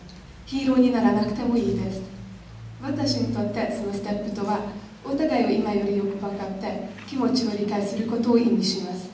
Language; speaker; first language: Japanese; non-native, learner; Hungarian